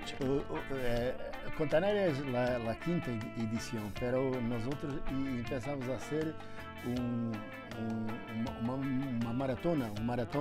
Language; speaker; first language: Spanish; non-native, learner; Portuguese